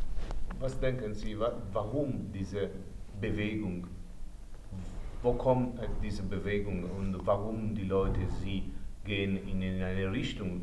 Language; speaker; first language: German; non-native, learner; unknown